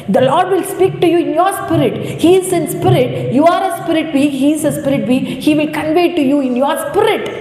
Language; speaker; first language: English; non-native, local second language; Tamil